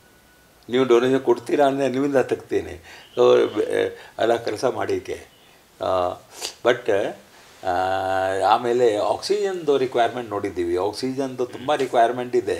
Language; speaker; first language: Kannada; non-native, learner; Hindi